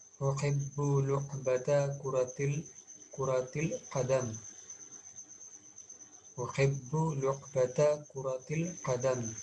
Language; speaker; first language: Arabic; non-native, fluent; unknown